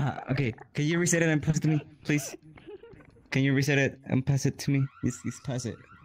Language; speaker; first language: English; non-native, learner; Spanish